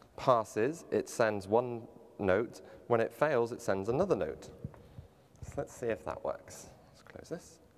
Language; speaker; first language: English; native; English